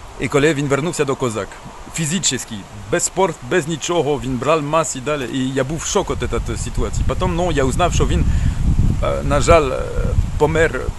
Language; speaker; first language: Ukrainian; non-native, learner; French